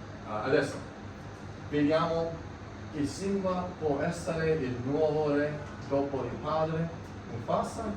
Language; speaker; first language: Italian; non-native, learner; English